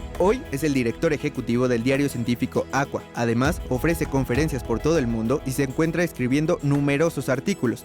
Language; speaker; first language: Spanish; native; Spanish